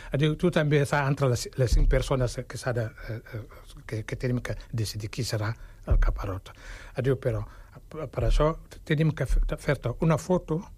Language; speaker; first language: Catalan; non-native, fluent; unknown